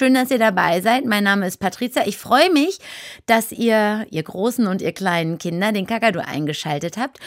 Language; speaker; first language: German; native; German